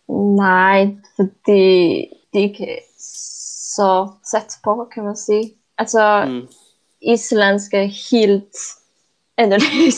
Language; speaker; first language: Danish; non-native, fluent; Polish